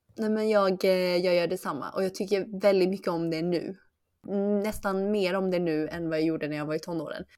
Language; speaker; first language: Swedish; early bilingual, other home language; Chinese